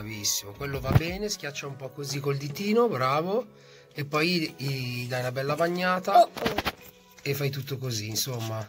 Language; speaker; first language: Italian; native; Italian